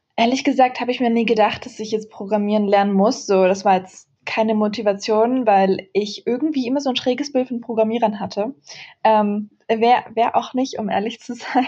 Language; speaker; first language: German; early bilingual, other home language; Central Kurdish